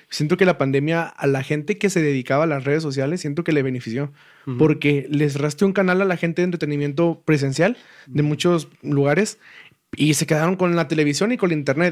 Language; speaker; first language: Spanish; native; Spanish